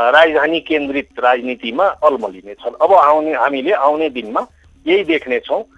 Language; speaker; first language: Nepali; non-native, local second language; Maithili